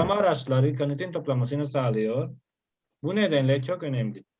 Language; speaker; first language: Turkish; non-native, learner; Spanish